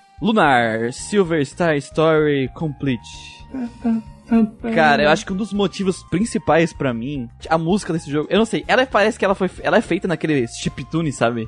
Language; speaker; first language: Portuguese; native; Portuguese